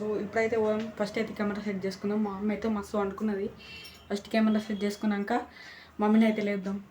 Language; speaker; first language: Telugu; native; Telugu